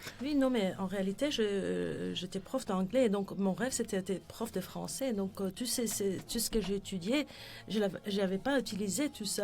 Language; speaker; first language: French; non-native, fluent; Spanish